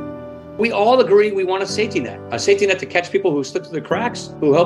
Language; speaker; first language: English; native; English